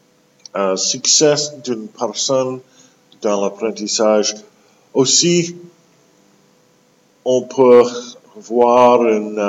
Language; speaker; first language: French; non-native, local second language; English